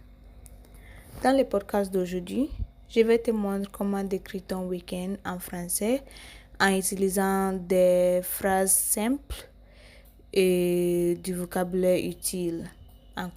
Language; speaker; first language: French; non-native, learner; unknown